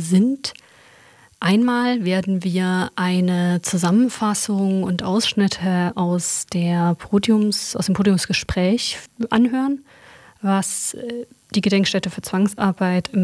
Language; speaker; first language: German; native; German